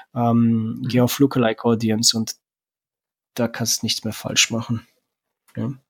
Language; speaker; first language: German; non-native, fluent; Romanian